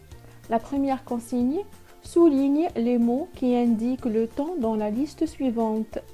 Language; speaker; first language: French; non-native, local second language; Arabic